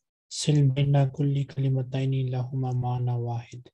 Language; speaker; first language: Arabic; non-native, fluent; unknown